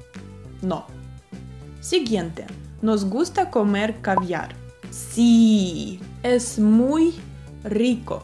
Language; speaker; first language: Spanish; non-native, fluent; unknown